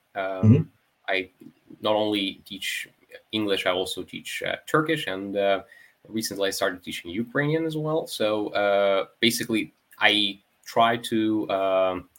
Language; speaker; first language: English; non-native, fluent; Ukrainian